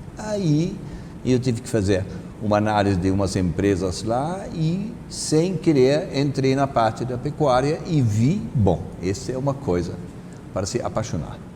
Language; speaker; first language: Portuguese; non-native, fluent; German